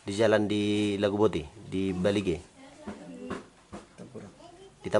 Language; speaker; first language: Indonesian; native; Indonesian